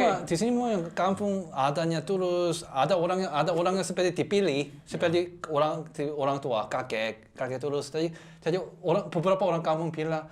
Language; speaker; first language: Indonesian; non-native, learner; Korean